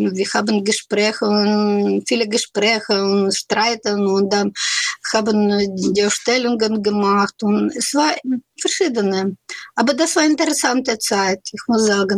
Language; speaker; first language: German; non-native, learner; Russian